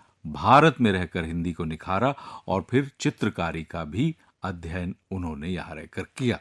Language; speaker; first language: Hindi; native; Hindi